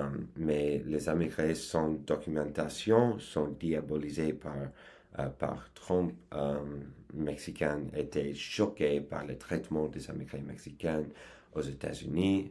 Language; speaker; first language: French; non-native, learner; English